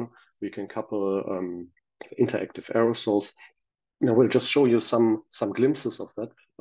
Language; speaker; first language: English; non-native, fluent; German